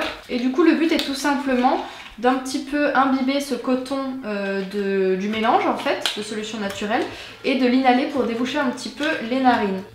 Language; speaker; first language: French; native; French